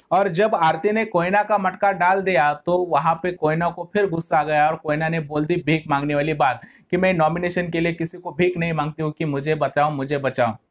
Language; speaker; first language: Hindi; non-native, local second language; Marathi